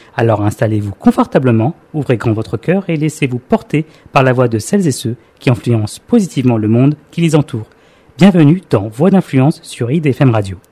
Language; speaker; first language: French; native; French